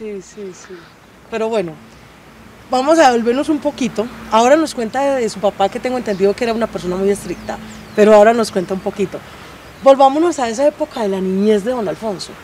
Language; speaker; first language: Spanish; native; Spanish